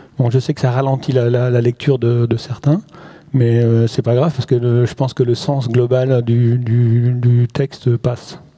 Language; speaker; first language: French; non-native, local second language; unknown